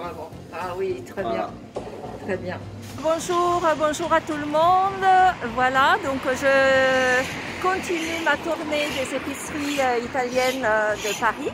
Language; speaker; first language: French; non-native, fluent; Italian